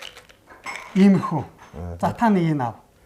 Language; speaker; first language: Mongolian; native; Mongolian